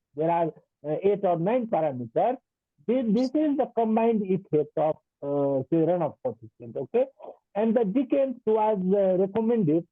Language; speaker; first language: English; non-native, local second language; Nepali